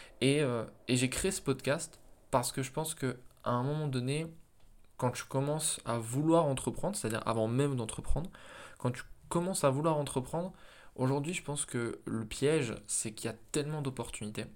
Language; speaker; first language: French; native; French